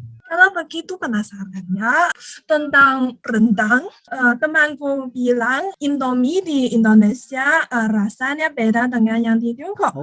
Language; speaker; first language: Indonesian; non-native, learner; Chinese